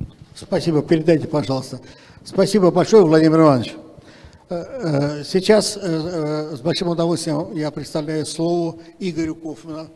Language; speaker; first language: Russian; native; Russian